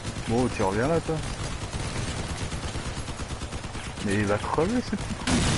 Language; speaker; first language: French; native; French